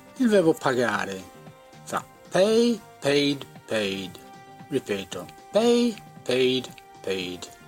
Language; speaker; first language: Italian; native; Italian